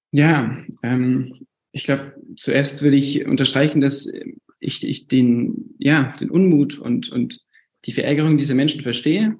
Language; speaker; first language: German; native; German